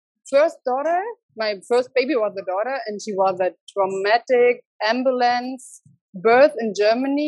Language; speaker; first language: English; non-native, learner; German